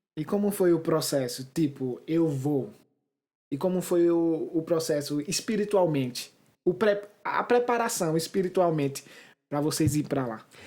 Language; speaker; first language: Portuguese; native; Portuguese